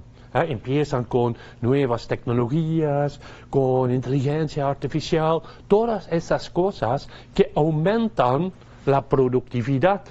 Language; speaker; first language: Spanish; non-native, fluent; Dutch